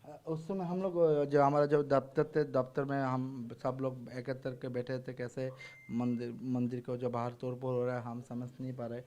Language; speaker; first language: Hindi; non-native, fluent; Bangla